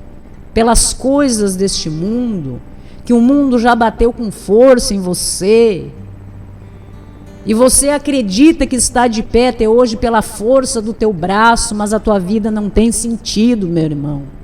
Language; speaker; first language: Portuguese; native; Portuguese